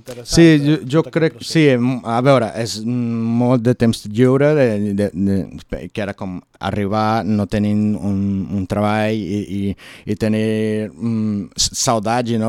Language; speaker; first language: Catalan; non-native, learner; Portuguese